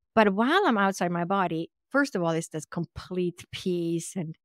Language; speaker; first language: English; non-native, fluent; Swedish